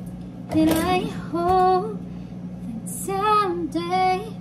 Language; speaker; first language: English; non-native, local second language; Filipino